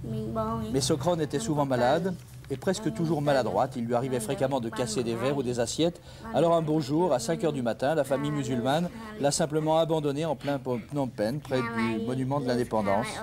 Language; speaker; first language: French; native; French